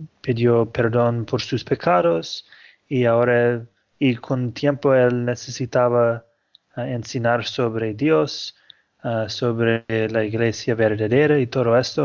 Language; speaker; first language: Spanish; non-native, fluent; English